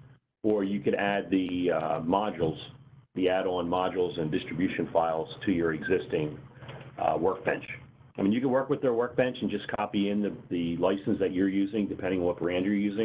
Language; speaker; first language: English; native; English